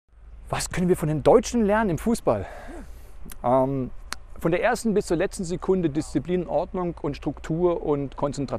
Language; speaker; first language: German; native; German